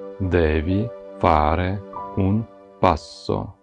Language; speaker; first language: Italian; non-native, fluent; Ukrainian